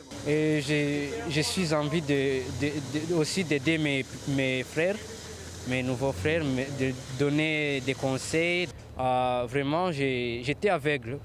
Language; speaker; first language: French; non-native, local second language; Kinyarwanda